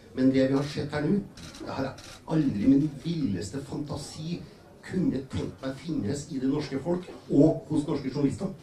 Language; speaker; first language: Norwegian; native; Norwegian